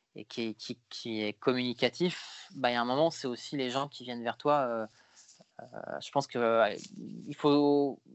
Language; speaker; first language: French; native; French